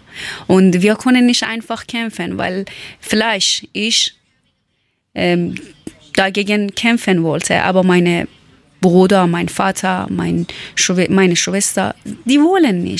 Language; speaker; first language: German; non-native, learner; Persian